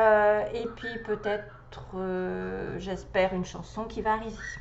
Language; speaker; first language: French; native; French